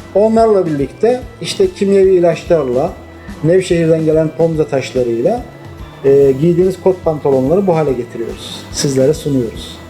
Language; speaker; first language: Turkish; native; Turkish